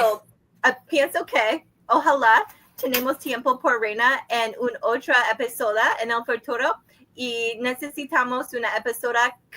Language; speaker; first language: Spanish; non-native, learner; English